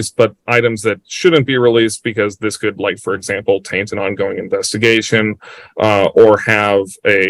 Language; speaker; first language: English; native; English